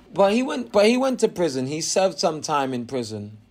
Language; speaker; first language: English; native; English